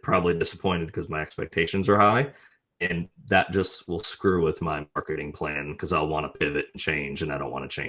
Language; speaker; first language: English; native; English